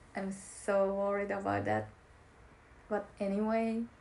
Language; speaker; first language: English; non-native, learner; Japanese